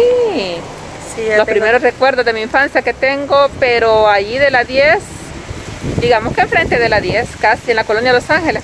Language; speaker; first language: Spanish; native; Spanish